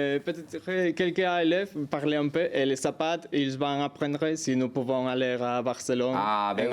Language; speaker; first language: French; non-native, learner; Spanish